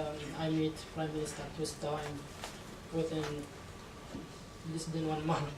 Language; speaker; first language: English; non-native, learner; Arabic